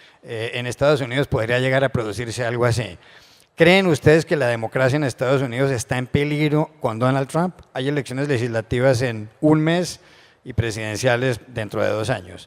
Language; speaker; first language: Spanish; native; Spanish